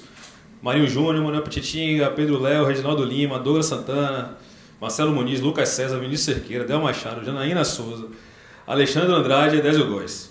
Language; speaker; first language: Portuguese; native; Portuguese